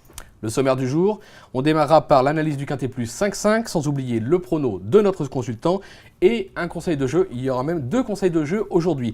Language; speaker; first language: French; native; French